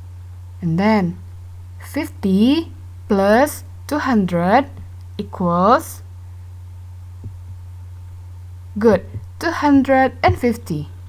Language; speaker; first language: English; non-native, learner; Indonesian